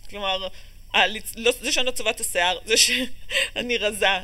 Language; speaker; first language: Hebrew; native; Hebrew